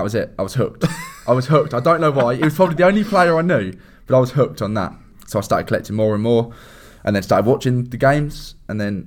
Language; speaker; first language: English; native; English